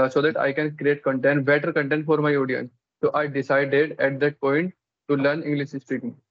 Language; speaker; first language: English; non-native, local second language; Hindi